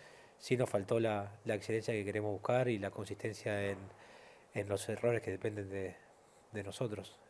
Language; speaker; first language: Spanish; native; Spanish